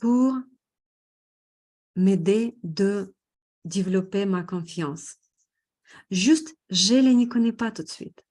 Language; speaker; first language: French; non-native, fluent; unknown